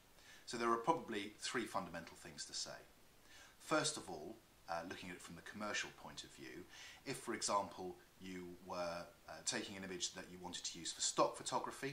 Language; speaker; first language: English; native; English